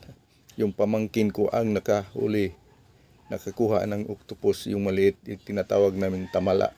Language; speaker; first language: Filipino; non-native, local second language; Cebuano